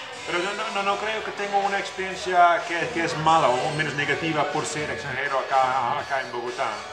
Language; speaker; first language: Spanish; non-native, fluent; Dutch